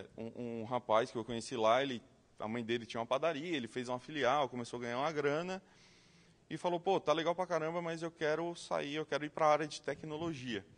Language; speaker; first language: Portuguese; native; Portuguese